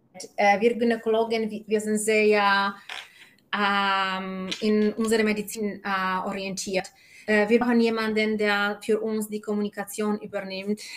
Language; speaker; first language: German; non-native, fluent; Polish